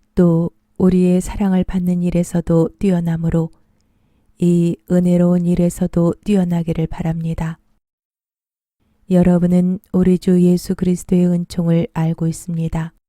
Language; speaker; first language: Korean; native; Korean